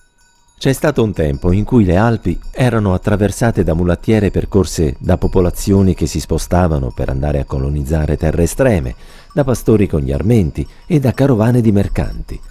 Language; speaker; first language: Italian; native; Italian